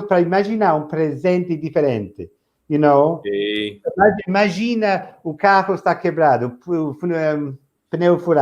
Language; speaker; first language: Portuguese; non-native, fluent; English